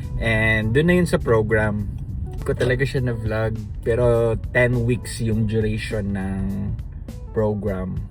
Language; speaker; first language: Filipino; non-native, local second language; Cebuano